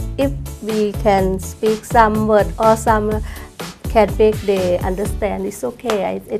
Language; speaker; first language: English; non-native, learner; Thai